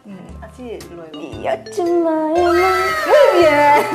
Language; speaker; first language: Spanish; non-native, learner; Korean